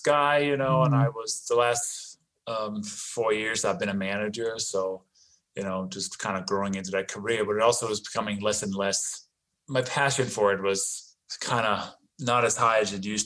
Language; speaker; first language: English; non-native, fluent; Danish